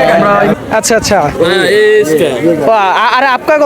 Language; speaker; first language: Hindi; non-native, fluent; Bangla